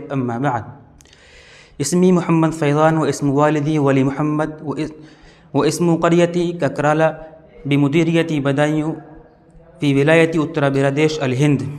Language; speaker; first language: Arabic; non-native, fluent; Urdu